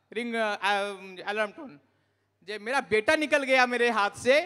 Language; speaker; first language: Hindi; non-native, local second language; Odia